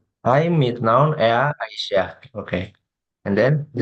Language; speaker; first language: English; non-native, fluent; Indonesian